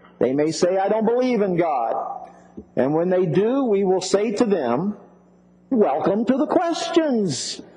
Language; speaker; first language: English; native; English